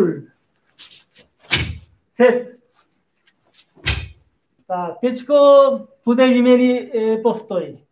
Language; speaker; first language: Czech; non-native, learner; Korean